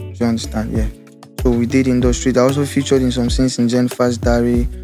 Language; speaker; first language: English; non-native, local second language; Yoruba